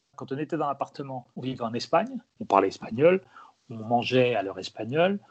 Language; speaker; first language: French; early bilingual, other home language; Spanish